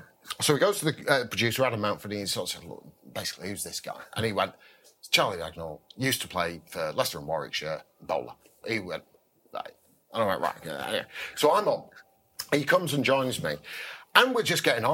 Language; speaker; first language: English; native; English